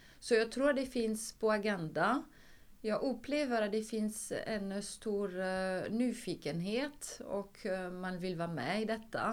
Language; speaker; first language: Swedish; non-native, fluent; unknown